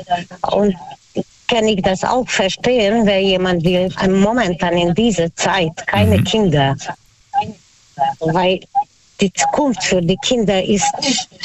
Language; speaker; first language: German; non-native, learner; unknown